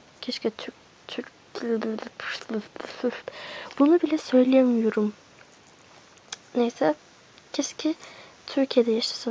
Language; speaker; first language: Turkish; early bilingual, heritage; Turkish